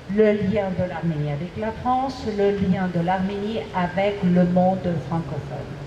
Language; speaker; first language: French; non-native, fluent; Armenian